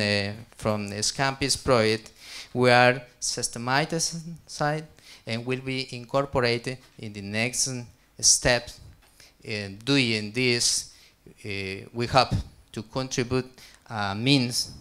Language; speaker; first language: English; non-native, learner; Spanish